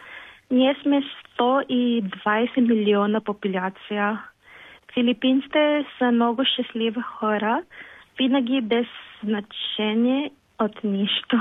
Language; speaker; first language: Bulgarian; non-native, learner; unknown